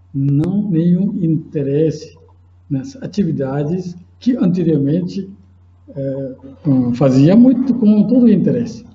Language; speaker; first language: Portuguese; non-native, fluent; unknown